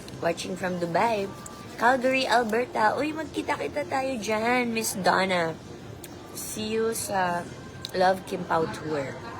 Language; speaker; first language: Filipino; non-native, local second language; Cebuano